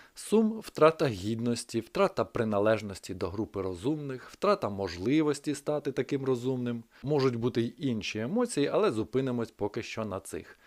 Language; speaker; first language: Ukrainian; native; Ukrainian